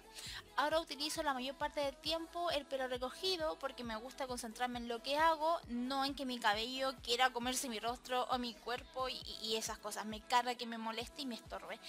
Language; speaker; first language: Spanish; native; Spanish